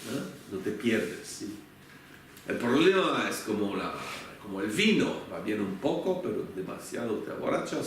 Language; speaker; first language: Spanish; non-native, fluent; French